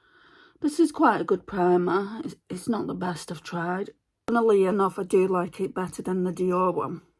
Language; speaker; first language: English; native; English